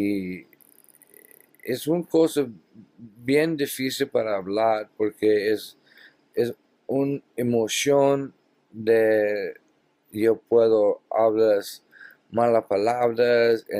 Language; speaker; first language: Spanish; non-native, learner; English